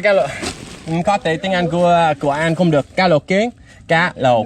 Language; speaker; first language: Vietnamese; non-native, learner; English